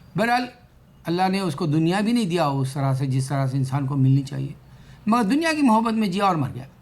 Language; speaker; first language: Urdu; native; Urdu